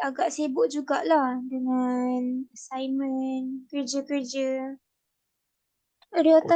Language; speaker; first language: Malay; native; Malay